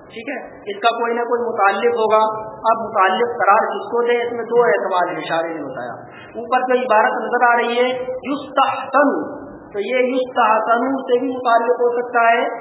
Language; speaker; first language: Urdu; native; Urdu